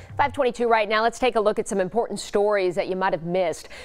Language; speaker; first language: English; native; English